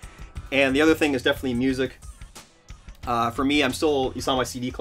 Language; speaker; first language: English; native; English